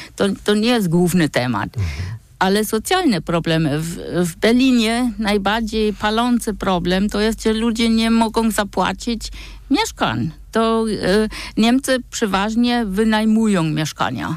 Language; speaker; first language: Polish; non-native, fluent; German